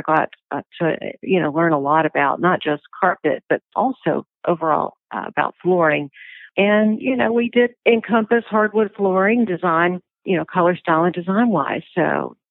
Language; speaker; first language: English; native; English